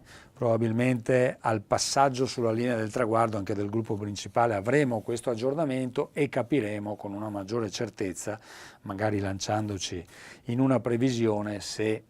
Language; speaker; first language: Italian; native; Italian